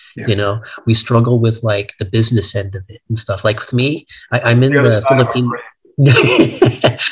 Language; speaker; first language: English; native; English